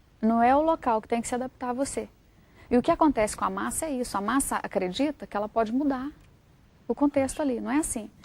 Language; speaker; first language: Portuguese; native; Portuguese